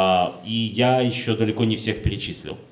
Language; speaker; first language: Russian; native; Russian